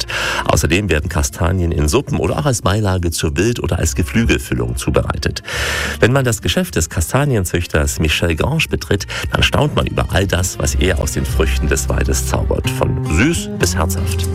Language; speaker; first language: German; native; German